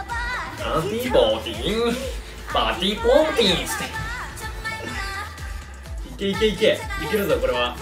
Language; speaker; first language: Japanese; native; Japanese